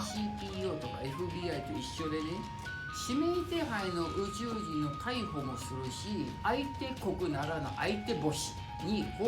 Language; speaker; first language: Japanese; native; Japanese